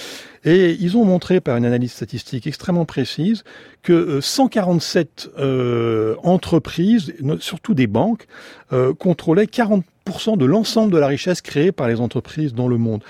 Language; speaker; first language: French; native; French